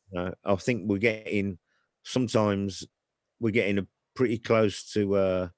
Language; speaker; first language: English; native; English